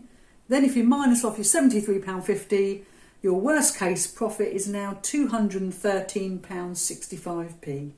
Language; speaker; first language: English; native; English